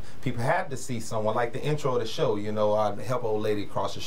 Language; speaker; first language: English; native; English